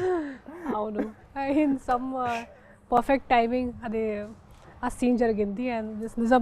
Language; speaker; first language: Telugu; non-native, local second language; Hindi